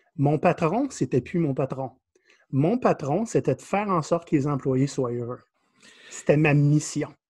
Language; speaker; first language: French; native; French